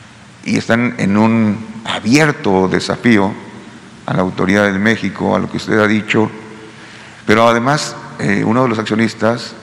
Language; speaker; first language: Spanish; native; Spanish